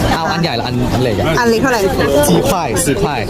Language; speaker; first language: Thai; non-native, fluent; Indonesian